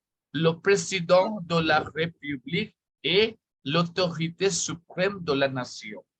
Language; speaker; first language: French; non-native, fluent; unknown